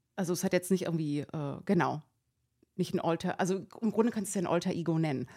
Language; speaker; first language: German; early bilingual, other home language; Persian